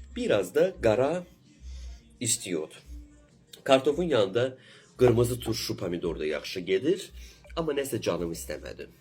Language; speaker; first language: Azerbaijani; native; Azerbaijani